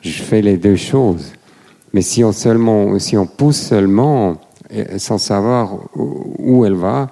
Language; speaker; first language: French; non-native, fluent; German